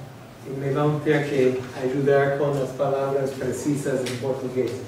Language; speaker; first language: Portuguese; non-native, fluent; English